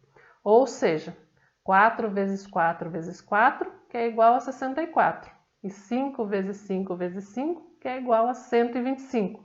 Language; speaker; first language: Portuguese; native; Portuguese